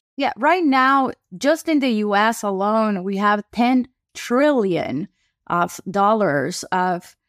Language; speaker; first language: English; non-native, fluent; Portuguese